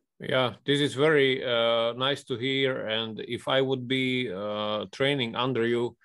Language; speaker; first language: English; non-native, fluent; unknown